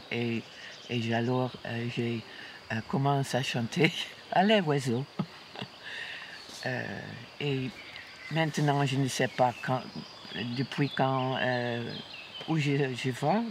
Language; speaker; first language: French; non-native, learner; Western Frisian